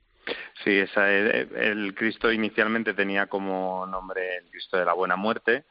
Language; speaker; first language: Spanish; native; Spanish